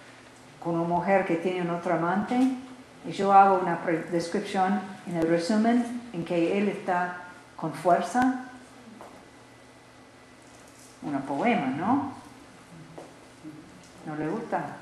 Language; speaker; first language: Spanish; non-native, learner; English